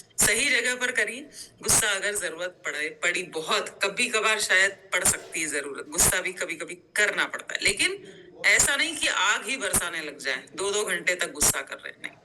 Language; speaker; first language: Hindi; non-native, local second language; Gujarati